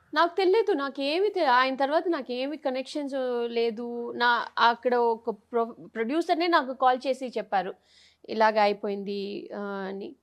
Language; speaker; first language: Telugu; non-native, fluent; Tamil